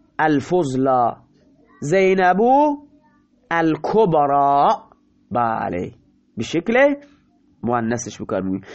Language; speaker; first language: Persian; non-native, local second language; Baluchi